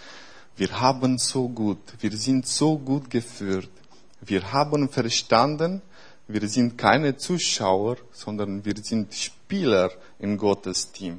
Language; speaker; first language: German; non-native, fluent; Romanian